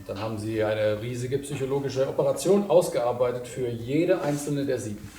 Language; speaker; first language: German; native; German